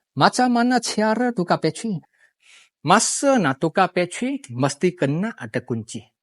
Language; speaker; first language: Malay; non-native, local second language; Chinese